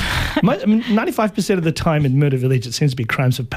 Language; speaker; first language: English; native; English